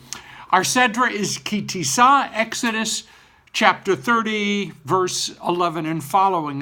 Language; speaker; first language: English; native; English